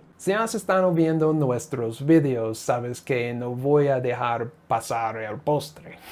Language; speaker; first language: Spanish; non-native, learner; English